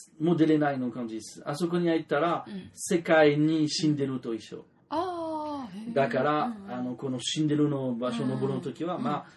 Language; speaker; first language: Japanese; non-native, learner; French